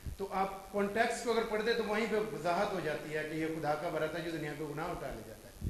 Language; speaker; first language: Urdu; early bilingual, heritage; Urdu